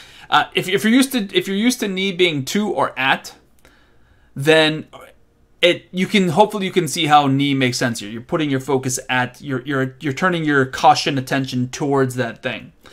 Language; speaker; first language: English; native; English